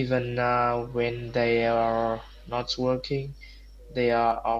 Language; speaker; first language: English; non-native, learner; Vietnamese